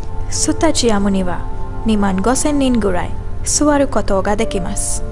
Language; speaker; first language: Japanese; non-native, learner; Sinhala